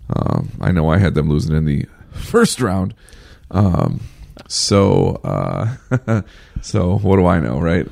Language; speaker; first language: English; native; English